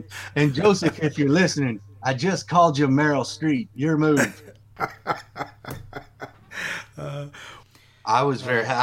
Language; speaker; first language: English; native; English